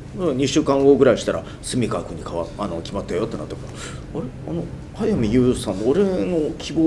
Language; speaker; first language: Japanese; native; Japanese